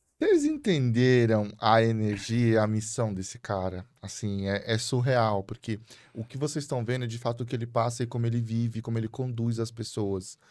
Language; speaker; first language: Portuguese; native; Portuguese